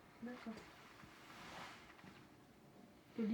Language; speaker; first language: French; native; French